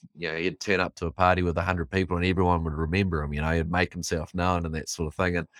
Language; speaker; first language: English; native; English